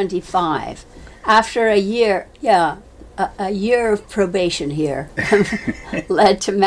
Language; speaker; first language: English; native; English